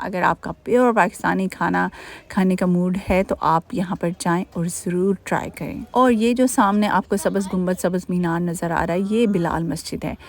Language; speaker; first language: Urdu; native; Urdu